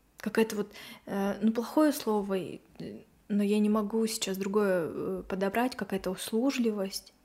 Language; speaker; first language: Russian; native; Russian